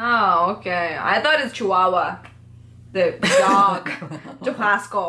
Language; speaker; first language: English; non-native, fluent; Russian